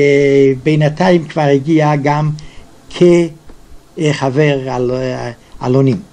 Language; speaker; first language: Hebrew; non-native, fluent; Yiddish